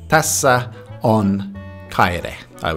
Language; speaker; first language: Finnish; non-native, learner; English